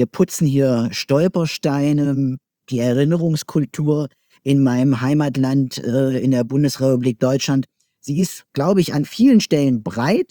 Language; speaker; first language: German; native; German